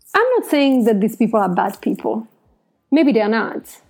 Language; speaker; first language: English; non-native, fluent; Italian